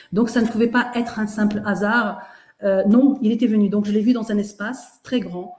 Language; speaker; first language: French; native; French